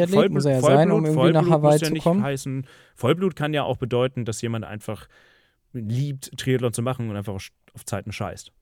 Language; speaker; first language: German; native; German